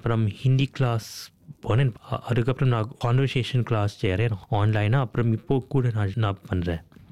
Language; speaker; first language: Tamil; early bilingual, heritage; Tamil